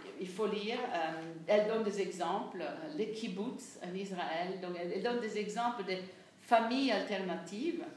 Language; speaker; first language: French; non-native, fluent; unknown